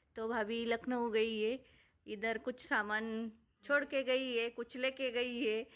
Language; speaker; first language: Hindi; non-native, local second language; Marathi